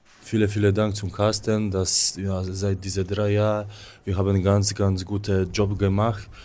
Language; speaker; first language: German; non-native, learner; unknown